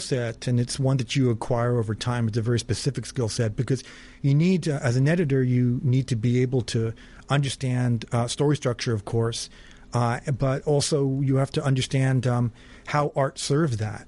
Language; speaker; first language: English; native; English